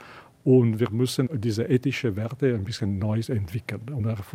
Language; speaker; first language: German; non-native, learner; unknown